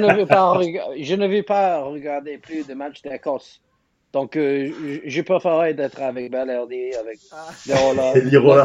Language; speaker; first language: French; non-native, fluent; English